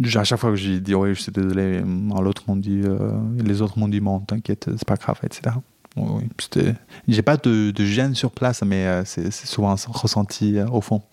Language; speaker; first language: French; non-native, fluent; Chinese